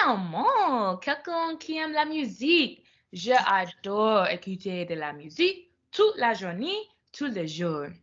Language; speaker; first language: French; non-native, learner; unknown